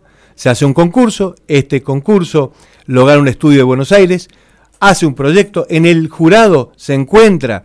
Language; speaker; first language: Spanish; native; Spanish